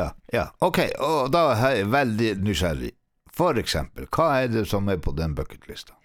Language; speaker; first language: Norwegian; native; Norwegian